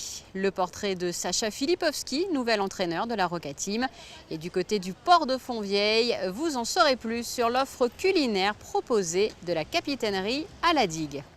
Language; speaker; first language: French; native; French